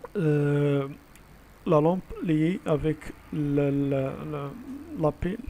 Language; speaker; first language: French; non-native, local second language; Arabic